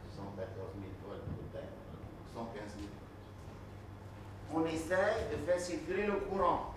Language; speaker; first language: French; native; French